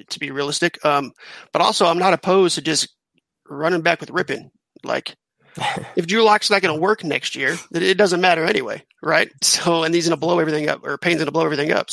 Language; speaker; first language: English; native; English